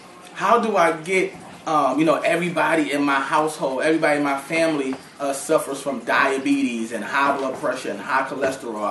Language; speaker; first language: English; native; English